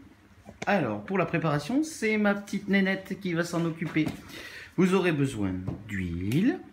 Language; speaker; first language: French; native; French